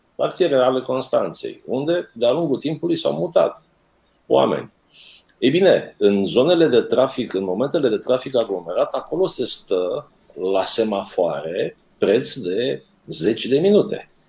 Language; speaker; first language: Romanian; native; Romanian